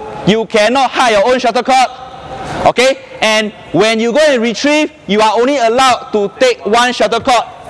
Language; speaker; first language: English; non-native, local second language; Chinese